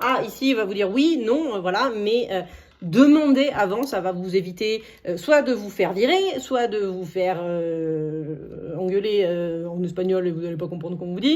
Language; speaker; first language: French; native; French